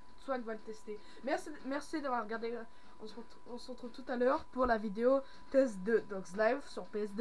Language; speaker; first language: French; native; French